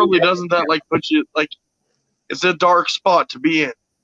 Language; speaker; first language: English; native; English